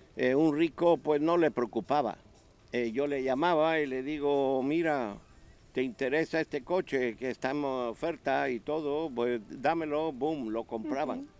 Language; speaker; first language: Spanish; native; Spanish